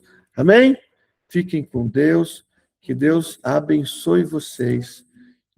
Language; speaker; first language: Portuguese; native; Portuguese